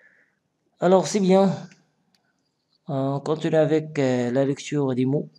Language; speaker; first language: French; non-native, local second language; Arabic